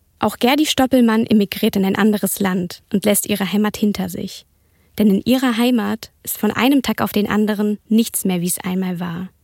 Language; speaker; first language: German; early bilingual, other home language; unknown